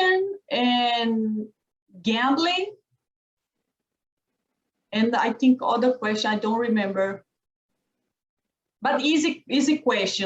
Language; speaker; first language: English; non-native, learner; Portuguese